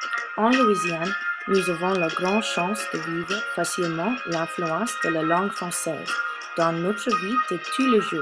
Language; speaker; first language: French; non-native, learner; English